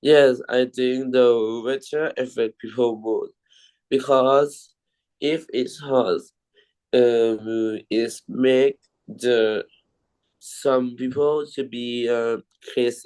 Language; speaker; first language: English; non-native, learner; Thai